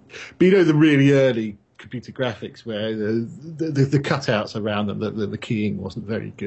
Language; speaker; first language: English; native; English